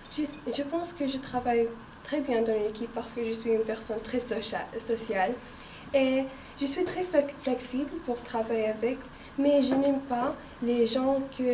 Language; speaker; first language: French; non-native, learner; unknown